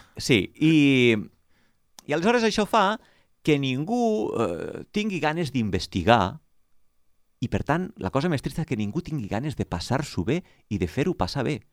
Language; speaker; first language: Catalan; native; Catalan